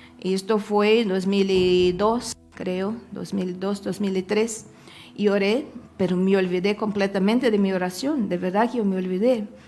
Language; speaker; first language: Spanish; non-native, fluent; Portuguese